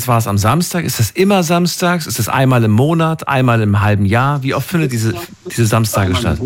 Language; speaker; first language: German; native; German